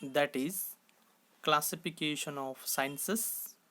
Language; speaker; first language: English; non-native, local second language; Kannada